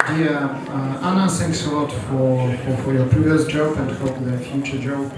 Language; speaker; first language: English; non-native, learner; Ukrainian